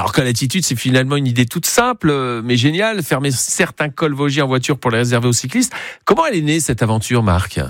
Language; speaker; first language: French; native; French